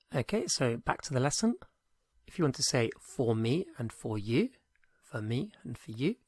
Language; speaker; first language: English; native; English